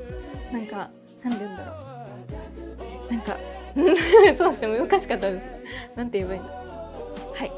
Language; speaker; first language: Japanese; native; Japanese